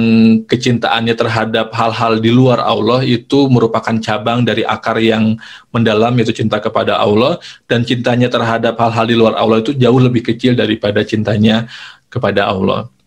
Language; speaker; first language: Indonesian; native; Indonesian